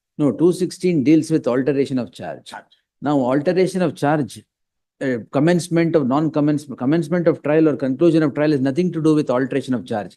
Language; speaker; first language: English; non-native, local second language; Kannada